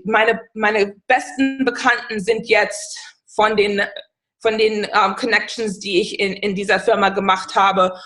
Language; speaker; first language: German; non-native, fluent; English